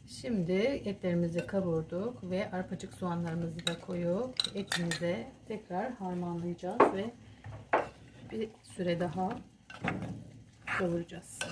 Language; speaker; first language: Turkish; native; Turkish